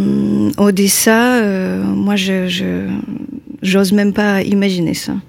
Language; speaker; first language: French; non-native, fluent; Ukrainian